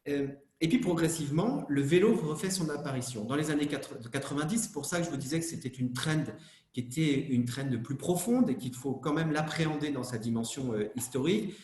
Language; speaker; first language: French; native; French